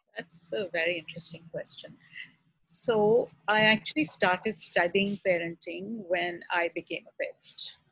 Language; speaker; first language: English; non-native, local second language; Urdu